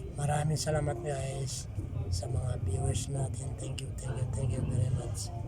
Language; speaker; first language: Filipino; non-native, local second language; Maranao